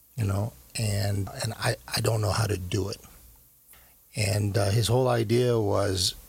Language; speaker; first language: English; native; English